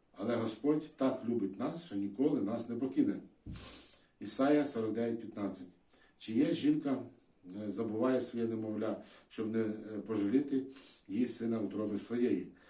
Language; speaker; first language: Ukrainian; native; Ukrainian